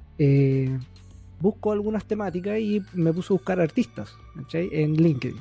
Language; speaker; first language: Spanish; native; Spanish